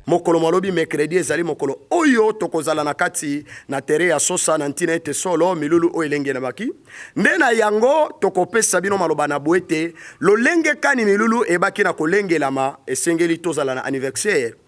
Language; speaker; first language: Lingala; non-native, local second language; Kongo